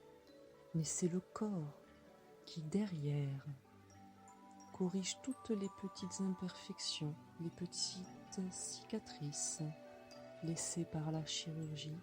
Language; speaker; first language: French; native; French